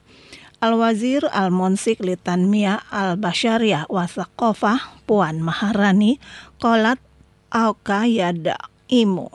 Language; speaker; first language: Arabic; non-native, fluent; Indonesian